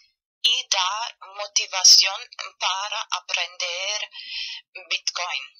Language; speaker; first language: Spanish; non-native, fluent; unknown